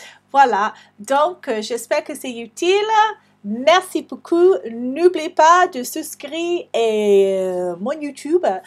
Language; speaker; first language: French; non-native, fluent; English